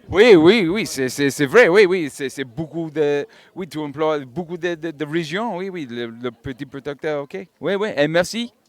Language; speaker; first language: French; non-native, learner; English